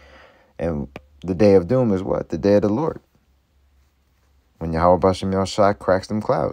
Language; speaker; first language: English; native; English